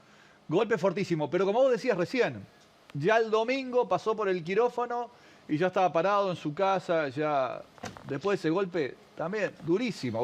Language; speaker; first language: Spanish; native; Spanish